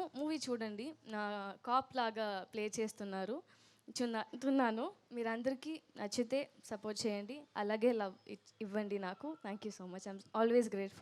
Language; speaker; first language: Telugu; non-native, learner; Tamil